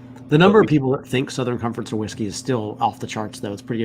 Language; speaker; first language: English; native; English